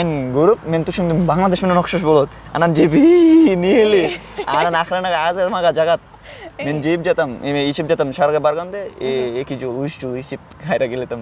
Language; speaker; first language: Kyrgyz; non-native, learner; Bangla